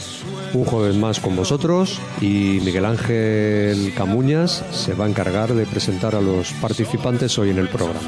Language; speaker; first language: Spanish; native; Spanish